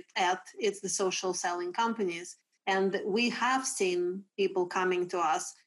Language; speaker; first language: English; non-native, fluent; Russian